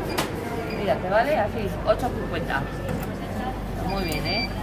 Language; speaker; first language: Spanish; native; Spanish